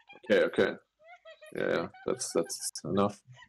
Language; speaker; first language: English; non-native, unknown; German